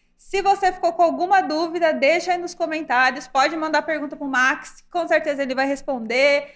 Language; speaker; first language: Portuguese; native; Portuguese